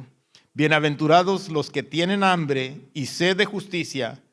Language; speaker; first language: Spanish; native; Spanish